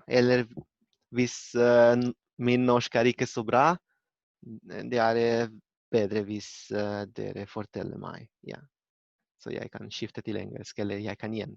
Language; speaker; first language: Norwegian; non-native, learner; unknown